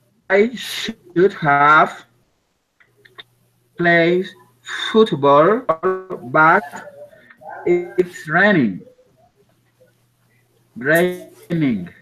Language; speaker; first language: English; non-native, learner; Spanish